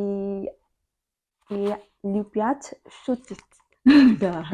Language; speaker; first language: Russian; non-native, learner; Vietnamese